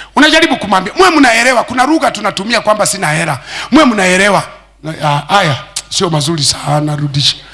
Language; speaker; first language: Swahili; native; Swahili